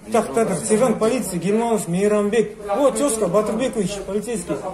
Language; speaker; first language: Russian; non-native, local second language; Kazakh